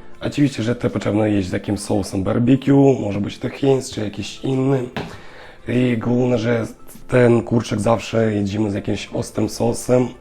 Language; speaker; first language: Polish; non-native, learner; Russian